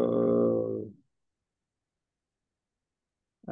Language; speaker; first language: French; non-native, learner; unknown